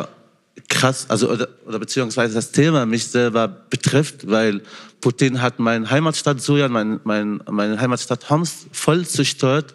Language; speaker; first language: German; non-native, fluent; Arabic